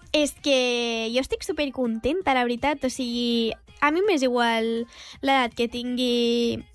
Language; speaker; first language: Catalan; non-native, local second language; Spanish